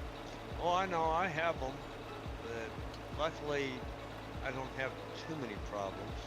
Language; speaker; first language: English; native; English